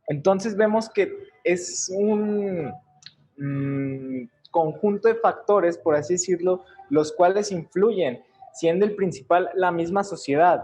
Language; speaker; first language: Spanish; non-native, fluent; Italian